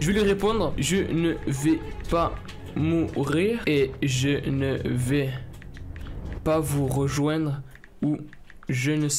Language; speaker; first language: French; native; French